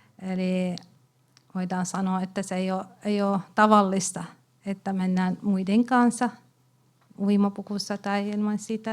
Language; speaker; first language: Finnish; non-native, learner; Arabic